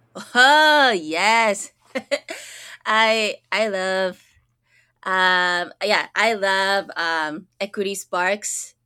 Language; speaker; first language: English; early bilingual, other home language; Japanese